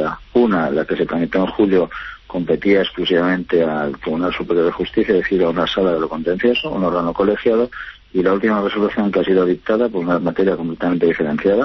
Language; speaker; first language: Spanish; native; Spanish